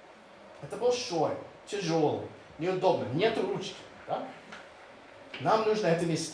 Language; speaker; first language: Russian; non-native, fluent; English